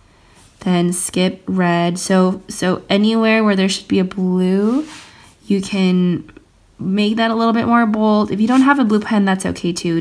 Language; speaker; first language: English; native; English